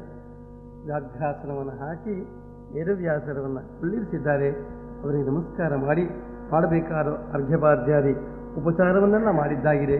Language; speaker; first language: Kannada; native; Kannada